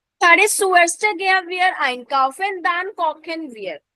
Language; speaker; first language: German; non-native, fluent; Hindi